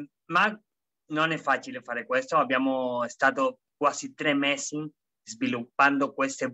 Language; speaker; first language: Italian; non-native, fluent; Spanish